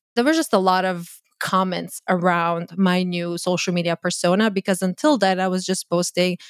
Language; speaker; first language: English; non-native, fluent; Croatian